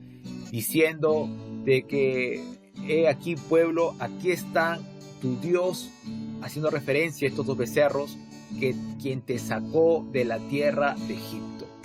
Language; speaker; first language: Spanish; native; Spanish